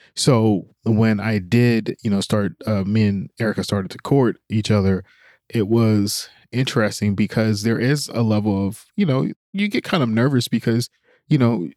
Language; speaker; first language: English; native; English